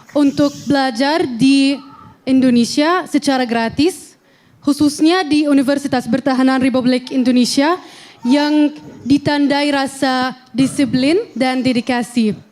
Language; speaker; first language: Indonesian; non-native, fluent; Arabic